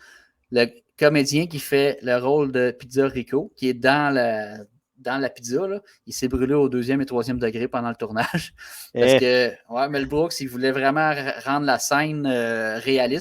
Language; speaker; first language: French; native; French